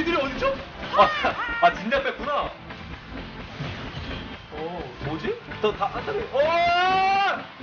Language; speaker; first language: Korean; native; Korean